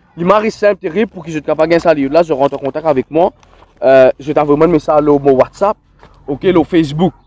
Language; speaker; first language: French; non-native, local second language; Morisyen